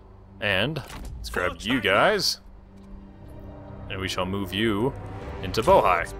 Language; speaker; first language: English; native; English